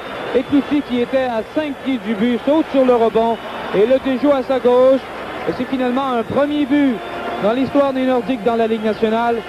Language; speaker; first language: French; native; French